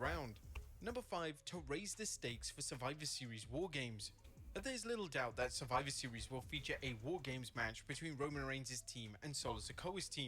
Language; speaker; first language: English; native; English